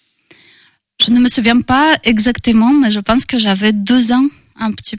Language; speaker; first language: French; non-native, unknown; Russian